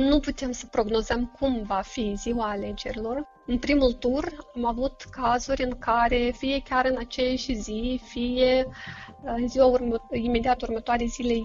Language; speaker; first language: Romanian; native; Romanian